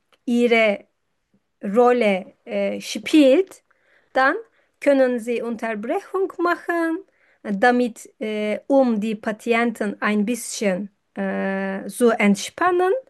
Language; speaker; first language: German; non-native, fluent; Turkish